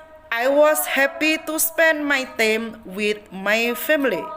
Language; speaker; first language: English; non-native, learner; Indonesian